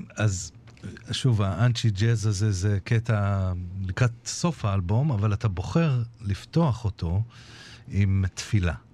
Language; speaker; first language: Hebrew; native; Hebrew